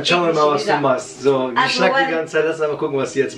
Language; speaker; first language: German; early bilingual, other home language; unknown